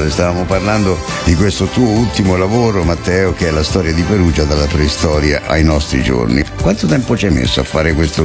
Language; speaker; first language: Italian; native; Italian